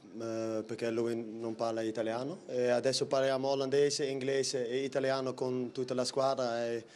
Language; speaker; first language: Italian; non-native, learner; Dutch